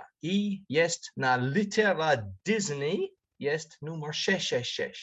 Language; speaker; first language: Polish; non-native, learner; English